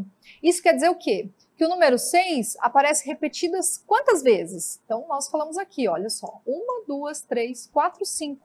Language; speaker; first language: Portuguese; native; Portuguese